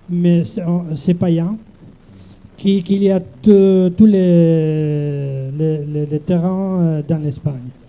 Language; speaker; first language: French; non-native, learner; Spanish